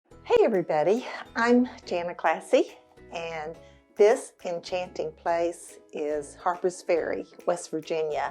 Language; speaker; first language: English; native; English